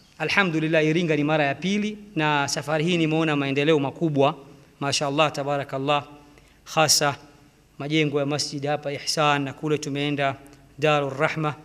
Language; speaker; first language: Swahili; native; Swahili